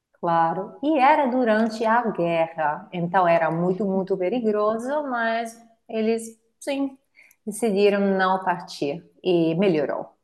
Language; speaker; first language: Portuguese; non-native, fluent; Italian